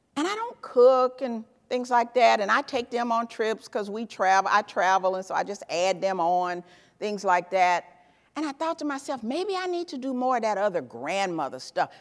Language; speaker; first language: English; native; English